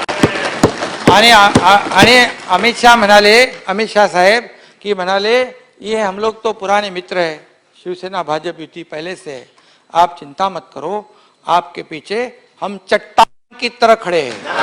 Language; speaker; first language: Hindi; non-native, local second language; Marathi